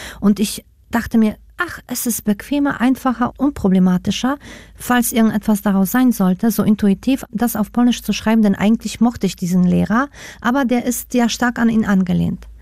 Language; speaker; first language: German; non-native, fluent; Polish